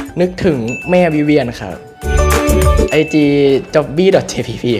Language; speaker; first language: Thai; native; Thai